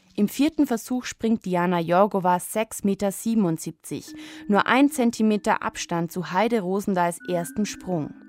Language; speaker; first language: German; native; German